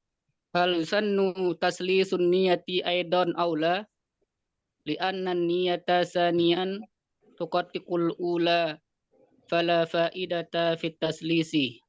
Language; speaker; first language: Arabic; non-native, fluent; Indonesian